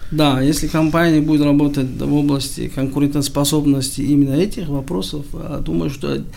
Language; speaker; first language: Russian; non-native, local second language; Tajik